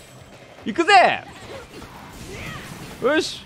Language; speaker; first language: Japanese; native; Japanese